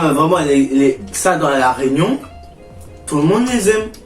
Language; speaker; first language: French; native; French